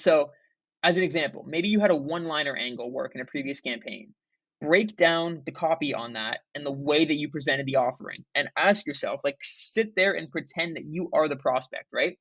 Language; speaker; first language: English; native; English